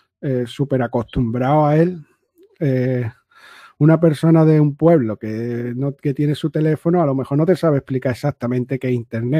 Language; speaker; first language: Spanish; native; Spanish